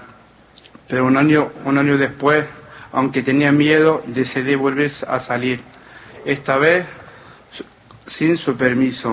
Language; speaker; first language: Spanish; non-native, fluent; Arabic